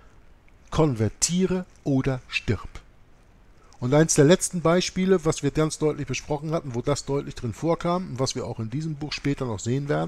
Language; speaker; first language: German; native; German